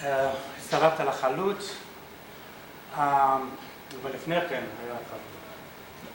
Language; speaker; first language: Hebrew; early bilingual, other home language; Arabic